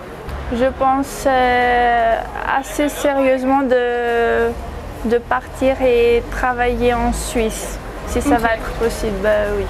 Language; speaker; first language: French; early bilingual, heritage; French